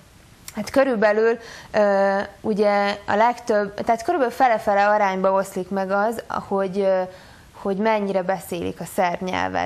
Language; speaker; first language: Hungarian; native; Hungarian